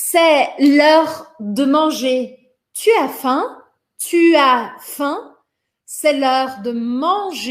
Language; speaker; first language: French; non-native, fluent; Portuguese